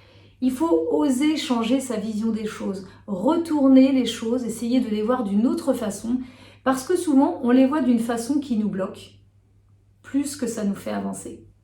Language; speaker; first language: French; native; French